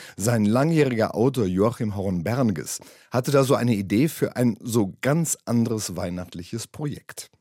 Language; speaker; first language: German; native; German